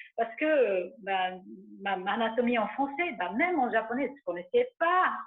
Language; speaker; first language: French; non-native, fluent; Japanese